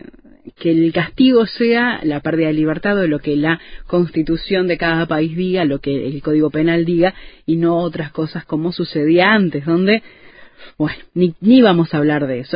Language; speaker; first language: Spanish; native; Spanish